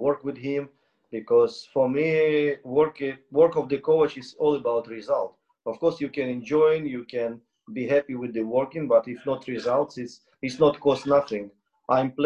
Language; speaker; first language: English; non-native, learner; Ukrainian